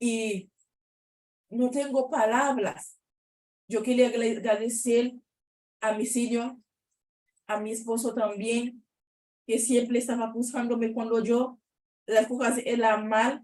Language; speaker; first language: Spanish; non-native, learner; Haitian Creole